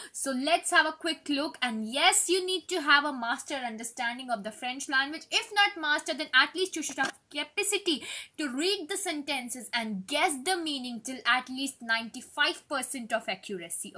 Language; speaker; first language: English; non-native, local second language; Hindi